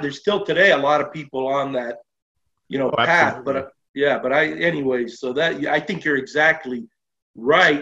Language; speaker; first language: English; native; English